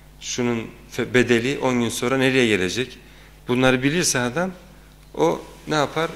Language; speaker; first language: Turkish; native; Turkish